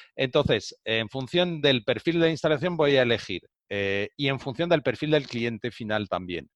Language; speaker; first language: Spanish; native; Spanish